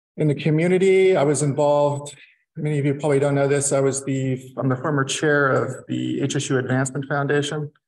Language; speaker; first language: English; native; English